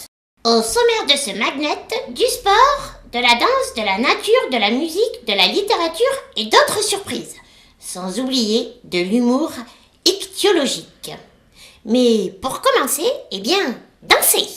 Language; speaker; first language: French; native; French